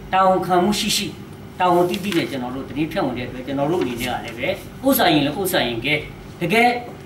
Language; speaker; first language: Burmese; non-native, local second language; S'gaw Karen